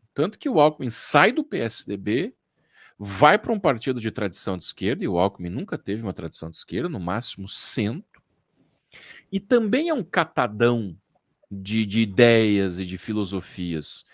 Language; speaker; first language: Portuguese; native; Portuguese